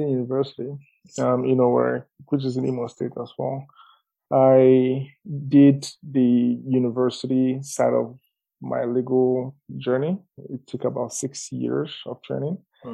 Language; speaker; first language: English; non-native, local second language; Igbo